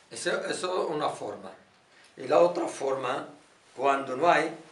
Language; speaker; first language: Spanish; non-native, learner; Arabic